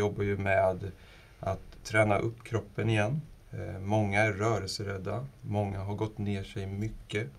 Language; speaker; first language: Swedish; non-native, fluent; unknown